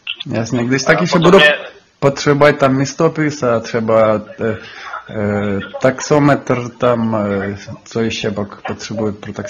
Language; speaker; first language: Czech; non-native, learner; Ukrainian